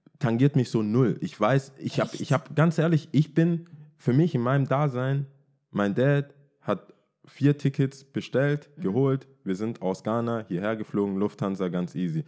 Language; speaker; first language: German; early bilingual, other home language; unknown